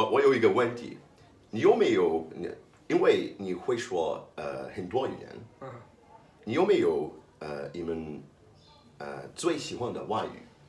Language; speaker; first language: Chinese; non-native, learner; Portuguese